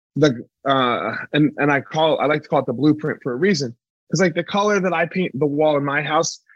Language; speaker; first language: English; native; English